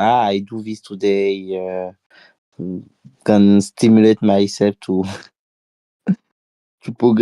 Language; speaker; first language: English; non-native, learner; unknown